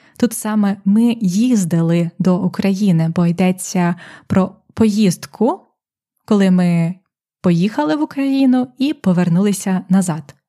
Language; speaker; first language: Ukrainian; native; Ukrainian